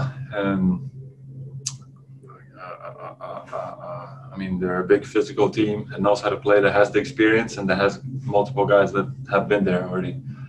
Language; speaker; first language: English; non-native, fluent; Latvian